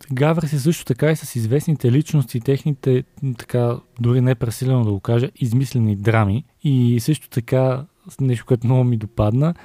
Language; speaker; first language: Bulgarian; native; Bulgarian